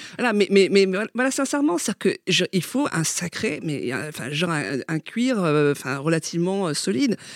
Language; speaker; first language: French; early bilingual, other home language; Vietnamese